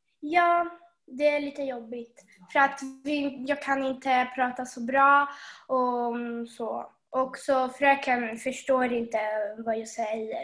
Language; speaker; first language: Swedish; early bilingual, heritage; Swedish